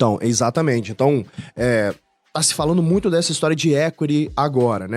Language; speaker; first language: Portuguese; native; Portuguese